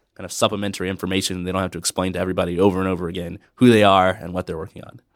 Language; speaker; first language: English; native; English